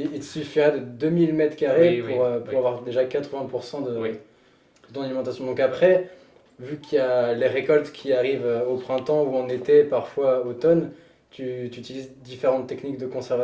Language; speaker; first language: French; native; French